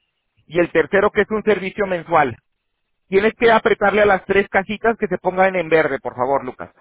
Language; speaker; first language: Spanish; native; Spanish